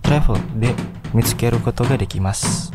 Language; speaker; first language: Japanese; non-native, fluent; Indonesian